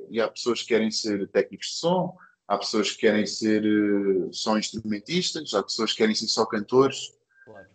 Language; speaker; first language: Portuguese; early bilingual, other home language; English